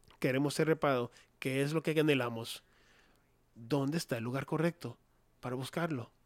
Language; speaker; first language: Spanish; non-native, fluent; English